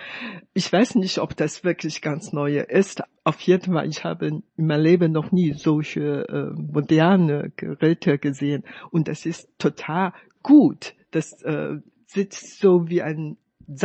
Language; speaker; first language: German; non-native, fluent; Chinese